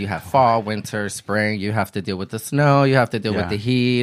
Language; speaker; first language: English; early bilingual, other home language; Spanish